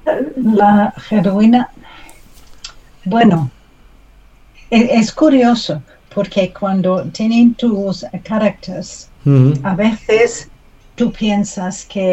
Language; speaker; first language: Spanish; non-native, learner; English